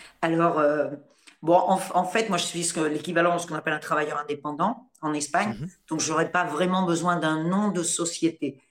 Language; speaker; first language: French; native; French